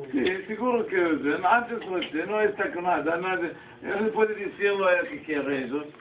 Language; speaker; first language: Spanish; non-native, learner; Hebrew